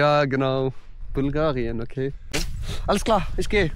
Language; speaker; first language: German; non-native, learner; Bangla